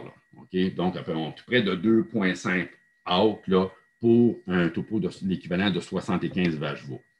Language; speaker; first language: French; native; French